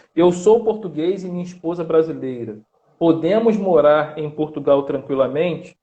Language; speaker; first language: Portuguese; native; Portuguese